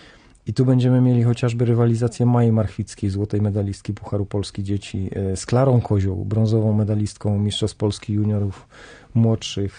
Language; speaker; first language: Polish; native; Polish